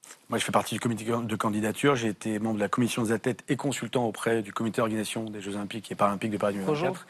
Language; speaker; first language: French; native; French